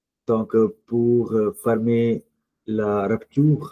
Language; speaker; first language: French; non-native, fluent; Punjabi